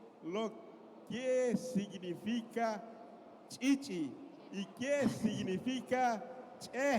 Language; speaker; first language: Portuguese; non-native, fluent; Aymara